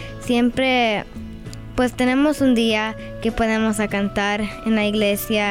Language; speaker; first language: Spanish; early bilingual, other home language; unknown